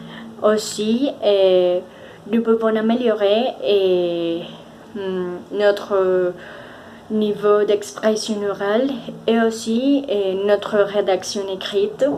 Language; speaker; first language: French; non-native, fluent; Spanish